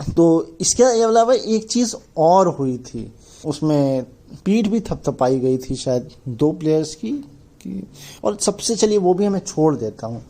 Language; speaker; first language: Hindi; native; Hindi